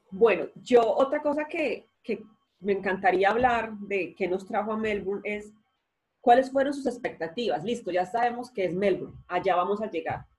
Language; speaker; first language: Spanish; native; Spanish